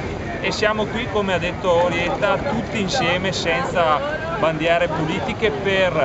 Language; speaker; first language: Italian; native; Italian